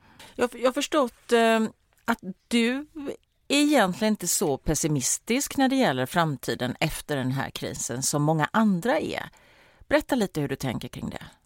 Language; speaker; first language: Swedish; native; Swedish